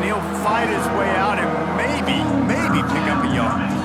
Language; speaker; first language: English; native; English